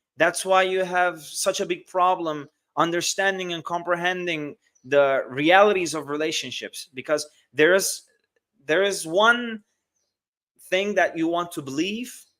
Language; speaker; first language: English; non-native, fluent; Turkish